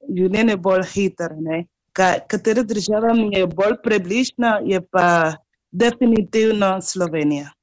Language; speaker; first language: Slovenian; non-native, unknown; Spanish